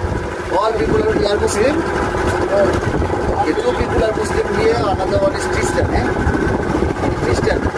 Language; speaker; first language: English; non-native, learner; Bangla